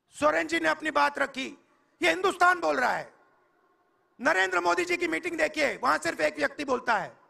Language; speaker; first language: Hindi; native; Hindi